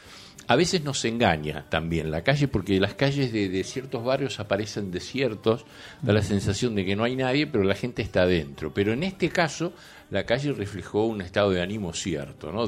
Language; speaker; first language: Spanish; native; Spanish